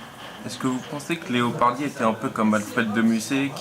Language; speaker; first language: French; native; French